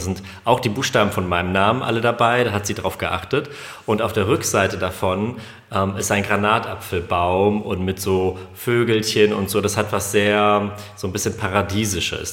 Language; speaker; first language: German; early bilingual, other home language; Armenian